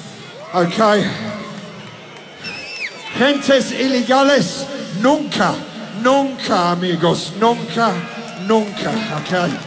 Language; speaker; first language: Spanish; non-native, learner; English